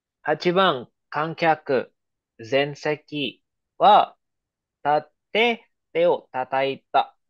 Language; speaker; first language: Japanese; non-native, fluent; Filipino